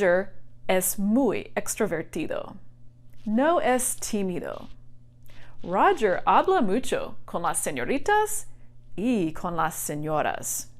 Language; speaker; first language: Spanish; non-native, fluent; English